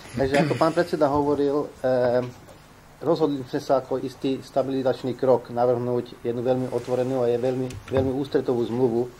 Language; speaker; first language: Slovak; non-native, local second language; Hungarian